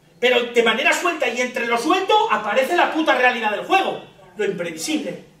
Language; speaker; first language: Spanish; native; Spanish